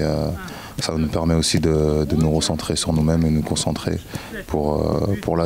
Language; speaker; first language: French; native; French